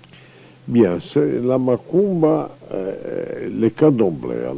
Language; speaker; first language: French; non-native, fluent; Portuguese